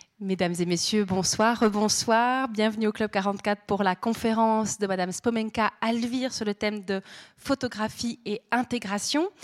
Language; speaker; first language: French; native; French